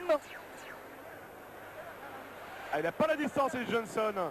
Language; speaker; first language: French; native; French